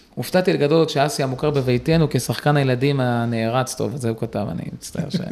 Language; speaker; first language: Hebrew; native; Hebrew